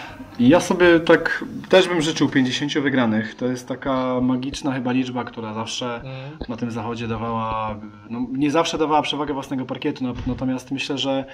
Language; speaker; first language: Polish; native; Polish